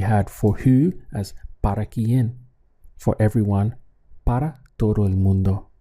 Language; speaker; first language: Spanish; non-native, fluent; English